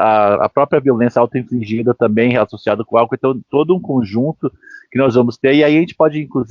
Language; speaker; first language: Portuguese; native; Portuguese